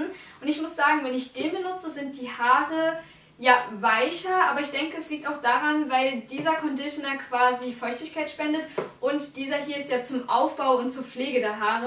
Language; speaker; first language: German; native; German